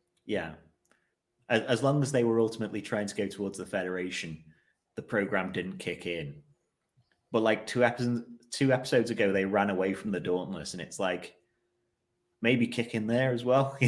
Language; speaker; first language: English; native; English